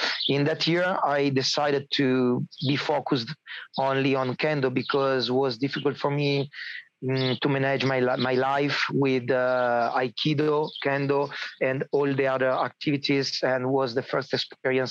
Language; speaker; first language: English; non-native, learner; Italian